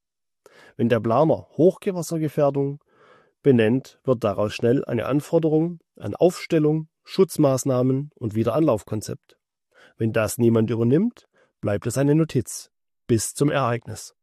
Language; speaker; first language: German; native; German